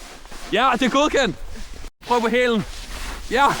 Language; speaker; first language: Danish; native; Danish